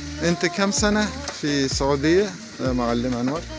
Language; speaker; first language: Arabic; non-native, learner; Uzbek